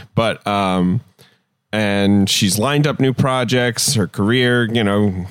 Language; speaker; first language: English; native; English